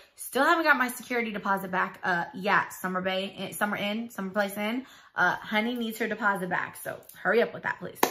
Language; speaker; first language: English; native; English